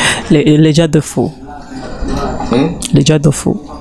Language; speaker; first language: French; non-native, learner; Rundi